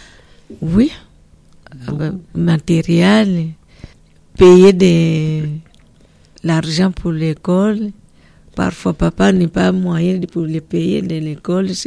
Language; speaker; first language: French; non-native, learner; Portuguese